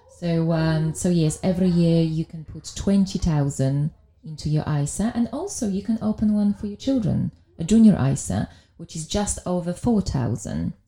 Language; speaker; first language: English; non-native, fluent; Polish